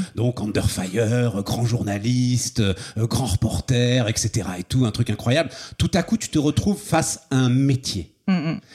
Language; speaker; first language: French; native; French